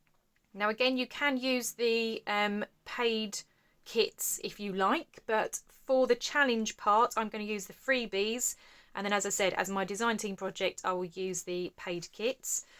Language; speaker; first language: English; native; English